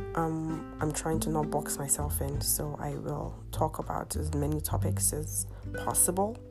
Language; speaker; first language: English; non-native, local second language; Yoruba